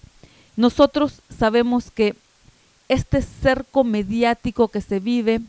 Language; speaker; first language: Spanish; native; Spanish